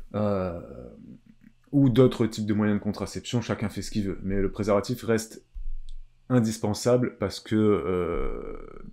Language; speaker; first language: French; native; French